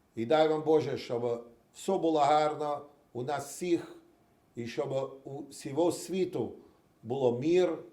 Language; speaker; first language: Ukrainian; non-native, learner; English